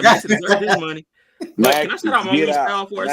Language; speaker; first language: English; native; English